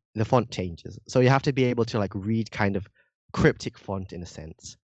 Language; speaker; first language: English; non-native, fluent; Indonesian